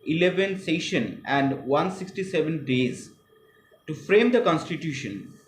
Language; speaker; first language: English; non-native, local second language; Bangla